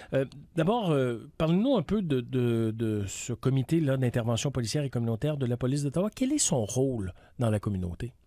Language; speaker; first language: French; native; French